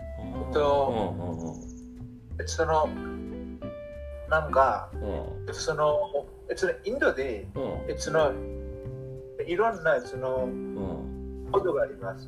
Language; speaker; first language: Japanese; non-native, learner; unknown